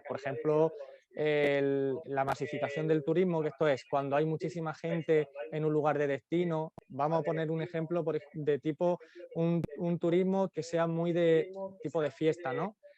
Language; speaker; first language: Spanish; native; Spanish